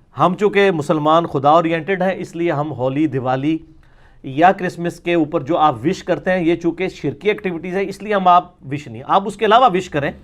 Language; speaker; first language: Urdu; non-native, local second language; Punjabi